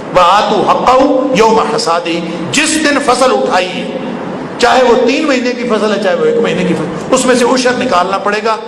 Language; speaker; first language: Urdu; non-native, local second language; Punjabi